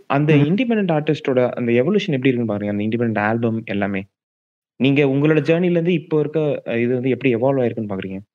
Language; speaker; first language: Tamil; native; Tamil